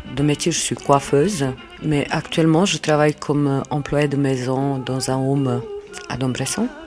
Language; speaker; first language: French; non-native, fluent; Serbian